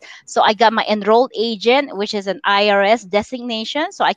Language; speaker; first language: English; non-native, local second language; Min Nan Chinese